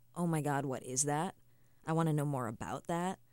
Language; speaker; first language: English; native; English